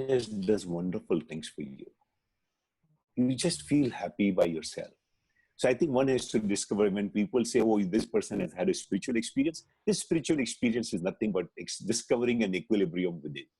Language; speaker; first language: English; non-native, local second language; Hindi